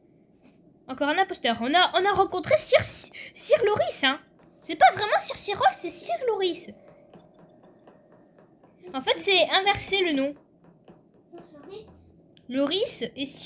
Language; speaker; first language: French; native; French